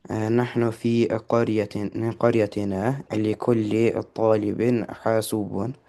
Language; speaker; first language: Arabic; non-native, learner; Albanian